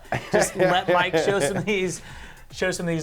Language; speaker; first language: English; native; English